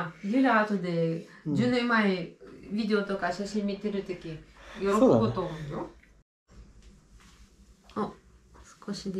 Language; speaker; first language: Japanese; non-native, learner; Russian